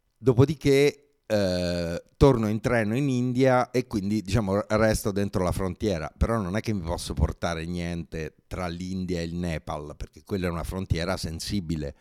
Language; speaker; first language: Italian; native; Italian